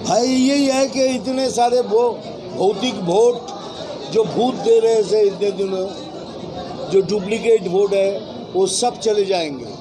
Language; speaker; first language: Hindi; non-native, local second language; Bangla